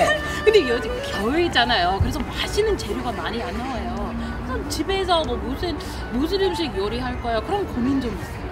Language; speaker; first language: Korean; non-native, learner; English